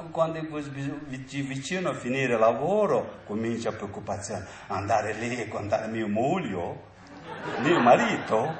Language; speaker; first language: Italian; non-native, learner; Tibetan